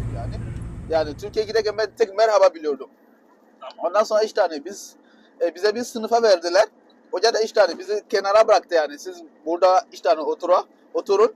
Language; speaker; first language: Turkish; non-native, fluent; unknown